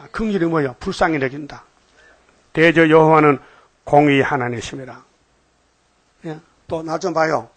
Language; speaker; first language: Korean; native; Korean